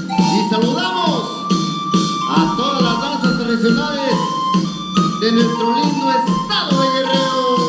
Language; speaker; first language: Spanish; native; Spanish